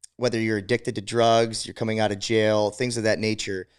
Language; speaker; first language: English; native; English